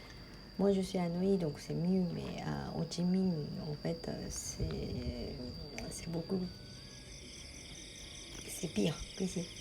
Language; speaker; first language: French; non-native, fluent; Japanese